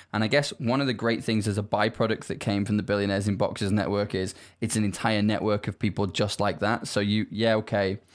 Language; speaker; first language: English; native; English